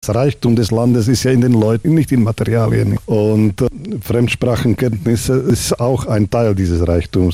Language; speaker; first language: German; non-native, fluent; Slovak